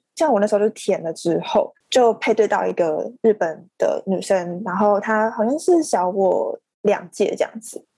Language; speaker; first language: Chinese; native; Chinese